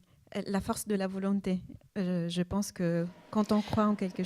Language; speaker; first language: French; native; French